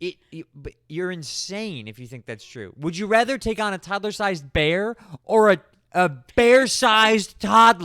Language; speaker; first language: English; native; English